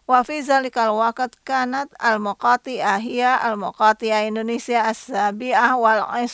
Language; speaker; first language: Arabic; non-native, fluent; Indonesian